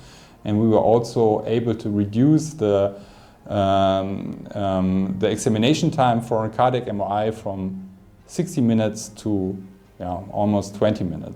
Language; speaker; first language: English; non-native, fluent; German